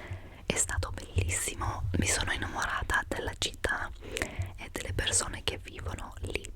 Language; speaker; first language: Italian; non-native, fluent; English